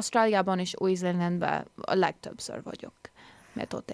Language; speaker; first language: Hungarian; early bilingual, heritage; English